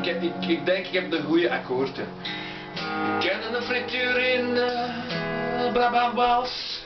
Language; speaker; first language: Dutch; non-native, local second language; French